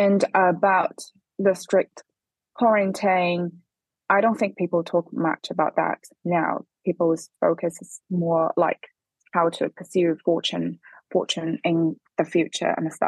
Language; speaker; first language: English; non-native, fluent; Chinese